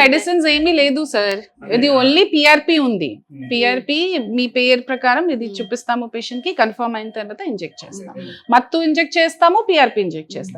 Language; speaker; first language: Telugu; non-native, fluent; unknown